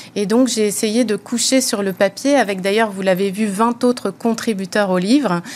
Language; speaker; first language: French; native; French